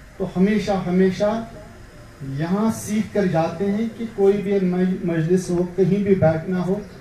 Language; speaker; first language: Hindi; non-native, local second language; Kashmiri